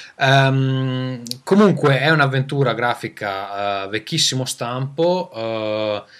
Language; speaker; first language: Italian; native; Italian